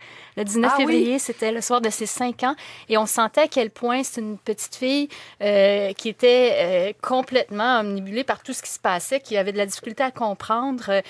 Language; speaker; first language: French; native; French